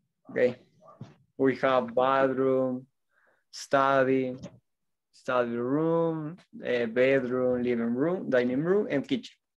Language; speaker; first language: English; non-native, learner; Spanish